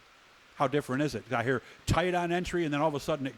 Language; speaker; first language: English; native; English